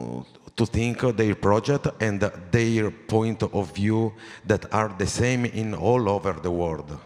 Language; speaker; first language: English; non-native, learner; Italian